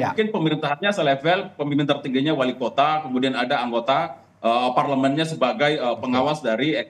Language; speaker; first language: Indonesian; native; Indonesian